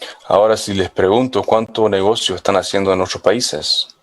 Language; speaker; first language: Spanish; non-native, fluent; English